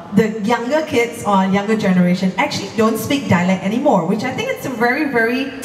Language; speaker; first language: English; non-native, local second language; Cantonese